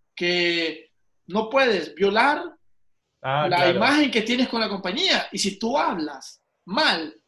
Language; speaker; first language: Spanish; native; Spanish